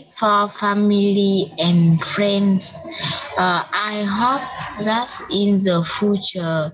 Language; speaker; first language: English; non-native, learner; Vietnamese